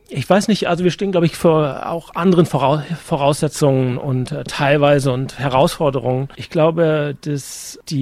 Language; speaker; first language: German; native; German